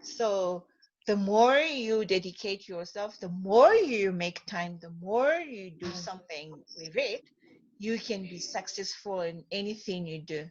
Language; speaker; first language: English; non-native, fluent; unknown